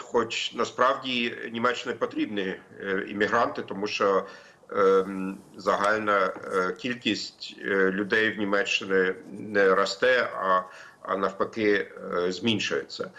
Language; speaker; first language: Ukrainian; non-native, fluent; German